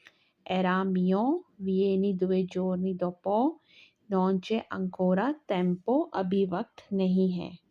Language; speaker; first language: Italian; non-native, fluent; Urdu